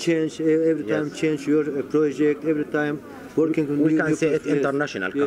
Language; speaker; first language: English; non-native, learner; Turkish